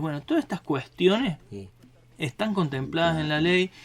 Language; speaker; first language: Spanish; native; Spanish